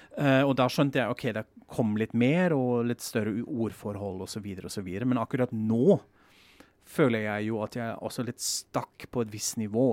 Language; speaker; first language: Norwegian; non-native, fluent; German